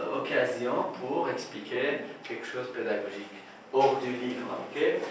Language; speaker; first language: French; non-native, fluent; Persian